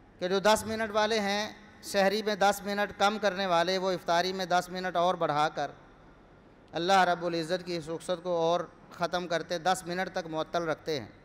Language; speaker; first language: Urdu; non-native, local second language; Punjabi